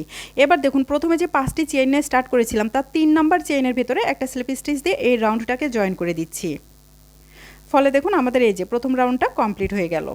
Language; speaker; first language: Bangla; native; Bangla